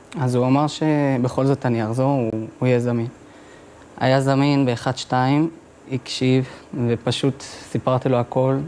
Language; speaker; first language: Hebrew; native; Hebrew